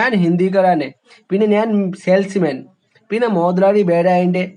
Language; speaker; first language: Malayalam; non-native, learner; Hindi